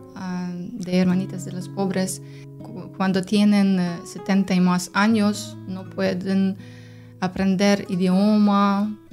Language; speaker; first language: Spanish; non-native, learner; Ukrainian